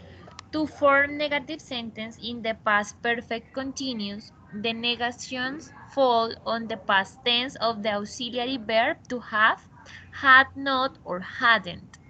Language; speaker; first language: English; non-native, learner; Spanish